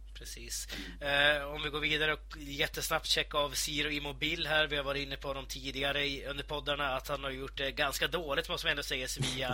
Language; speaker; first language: Swedish; native; Swedish